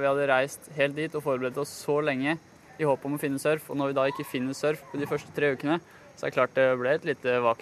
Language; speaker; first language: Norwegian; native; Norwegian